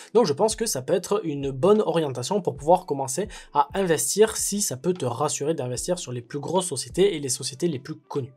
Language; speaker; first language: French; native; French